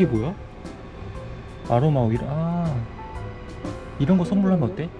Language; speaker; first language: Korean; non-native, fluent; Japanese